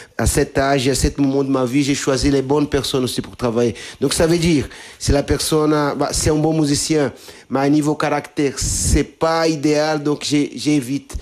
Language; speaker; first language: French; non-native, fluent; Portuguese